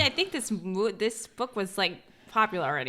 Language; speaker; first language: English; native; English